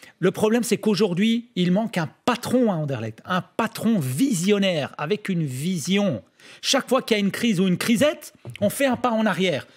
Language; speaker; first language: French; native; French